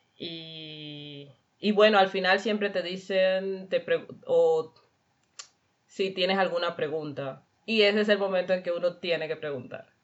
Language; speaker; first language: Spanish; native; Spanish